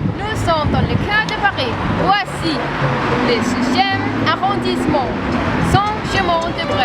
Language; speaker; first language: French; non-native, learner; Norwegian